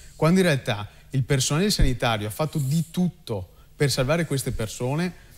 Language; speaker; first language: Italian; native; Italian